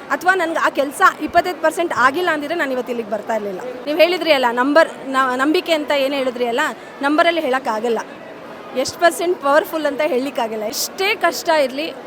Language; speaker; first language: Kannada; native; Kannada